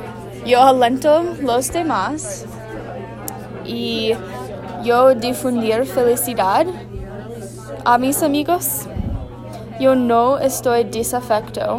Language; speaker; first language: Spanish; non-native, learner; English